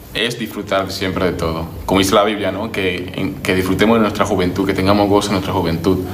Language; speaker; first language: Spanish; native; Spanish